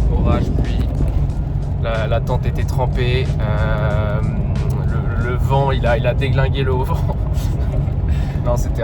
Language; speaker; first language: French; native; French